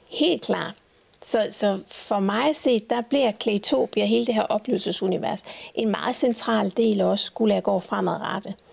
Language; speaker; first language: Danish; native; Danish